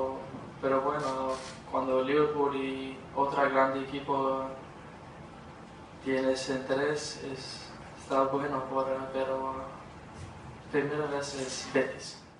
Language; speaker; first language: Spanish; non-native, learner; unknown